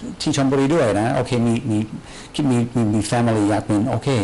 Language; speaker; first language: Thai; non-native, learner; English